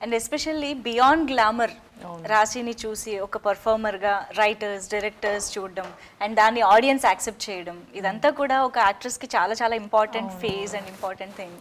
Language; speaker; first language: Telugu; native; Telugu